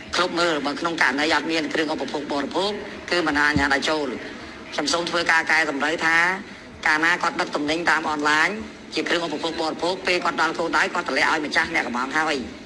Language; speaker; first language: Khmer; native; Khmer